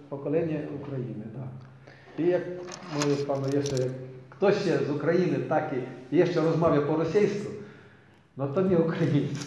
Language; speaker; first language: Polish; non-native, learner; Ukrainian